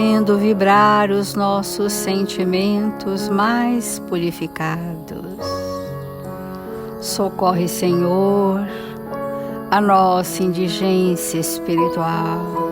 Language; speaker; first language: Portuguese; native; Portuguese